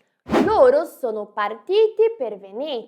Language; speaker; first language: Italian; non-native, fluent; Portuguese